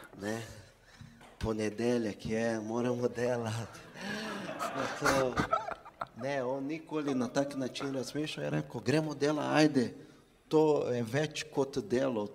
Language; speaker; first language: Slovenian; non-native, fluent; Portuguese